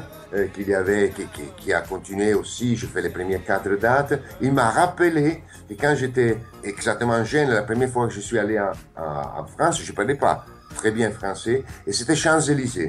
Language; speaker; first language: French; non-native, fluent; Italian